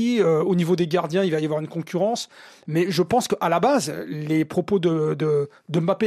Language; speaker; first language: French; native; French